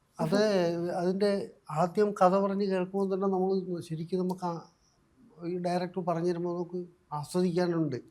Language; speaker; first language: Malayalam; native; Malayalam